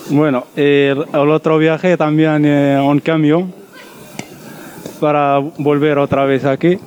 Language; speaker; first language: Spanish; non-native, learner; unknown